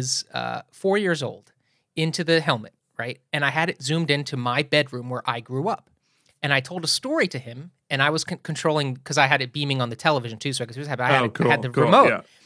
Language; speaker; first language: English; native; English